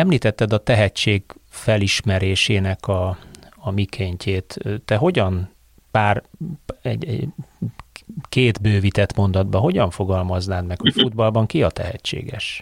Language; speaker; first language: Hungarian; native; Hungarian